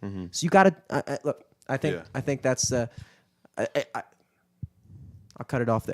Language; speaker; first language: English; native; English